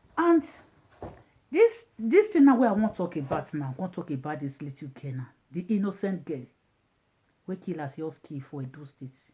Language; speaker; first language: Nigerian Pidgin; non-native, local second language; Bini